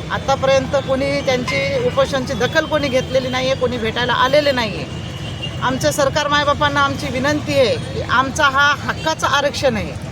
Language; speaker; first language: Marathi; non-native, local second language; Lambadi